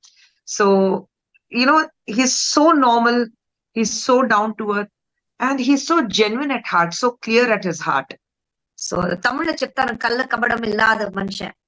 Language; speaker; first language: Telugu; non-native, fluent; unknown